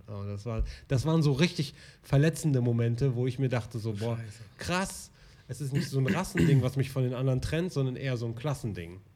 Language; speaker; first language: German; early bilingual, other home language; Arabic